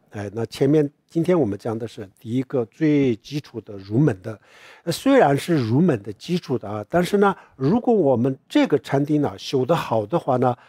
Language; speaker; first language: Chinese; non-native, local second language; Tibetan